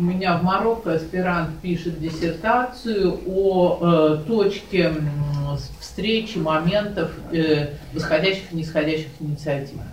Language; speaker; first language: Russian; native; Russian